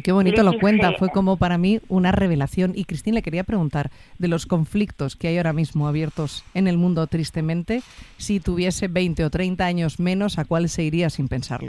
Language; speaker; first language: Spanish; native; Spanish